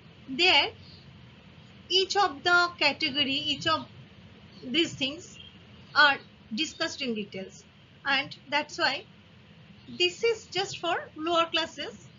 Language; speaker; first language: English; non-native, local second language; Bangla